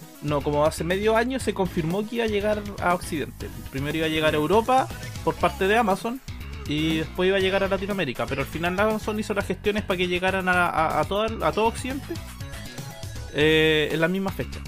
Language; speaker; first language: Spanish; native; Spanish